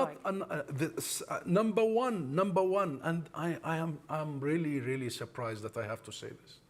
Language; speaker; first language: English; non-native, fluent; Arabic